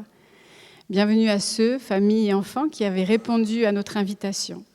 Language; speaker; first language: French; native; French